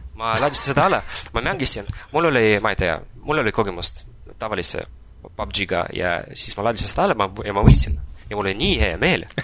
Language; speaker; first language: Estonian; non-native, local second language; Russian